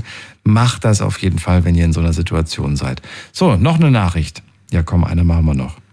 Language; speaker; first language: German; native; German